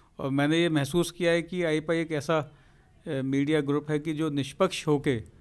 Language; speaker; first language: Hindi; native; Hindi